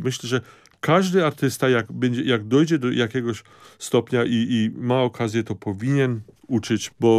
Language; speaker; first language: Polish; early bilingual, heritage; Polish